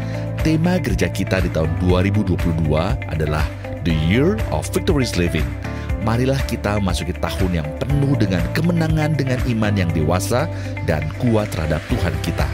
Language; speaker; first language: Indonesian; native; Indonesian